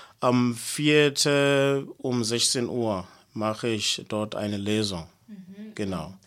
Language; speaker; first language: German; non-native, fluent; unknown